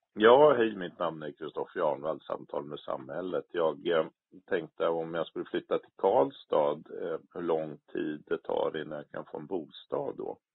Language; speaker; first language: Swedish; native; Swedish